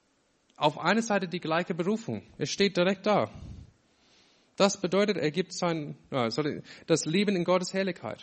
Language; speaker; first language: German; non-native, fluent; English